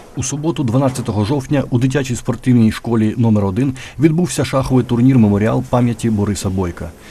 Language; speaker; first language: Ukrainian; native; Ukrainian